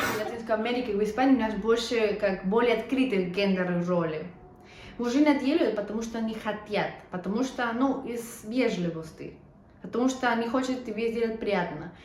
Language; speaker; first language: Russian; non-native, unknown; Spanish